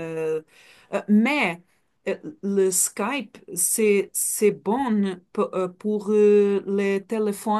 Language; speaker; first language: French; non-native, learner; Portuguese